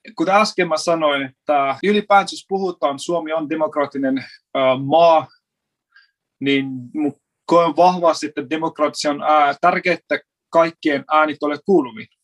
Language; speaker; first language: Finnish; non-native, fluent; Persian